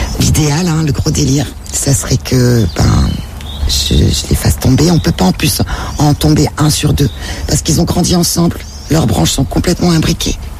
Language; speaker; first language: French; native; French